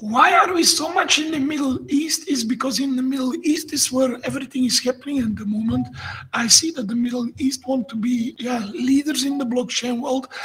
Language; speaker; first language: English; non-native, fluent; Dutch